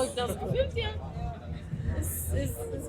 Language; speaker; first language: German; non-native, fluent; Bulgarian